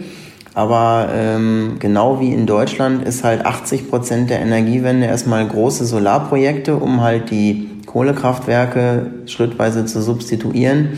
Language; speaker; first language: German; native; German